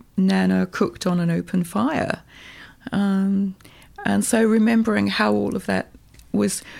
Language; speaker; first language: English; native; English